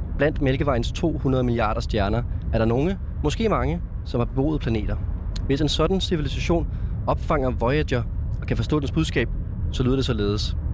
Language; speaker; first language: Danish; native; Danish